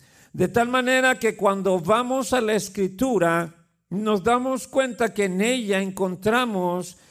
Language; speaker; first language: Spanish; native; Spanish